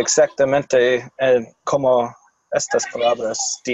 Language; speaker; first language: Spanish; non-native, fluent; English